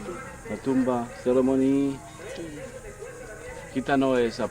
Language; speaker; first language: Spanish; non-native, learner; German